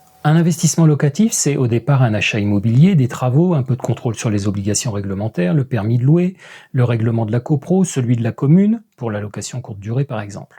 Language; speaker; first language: French; native; French